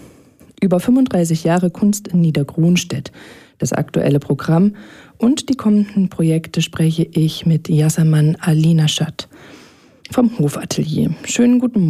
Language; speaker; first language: German; native; German